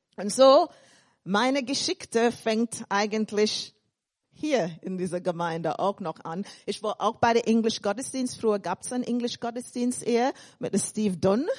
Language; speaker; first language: German; non-native, fluent; English